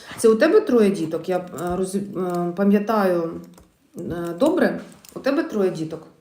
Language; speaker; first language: Ukrainian; non-native, local second language; Russian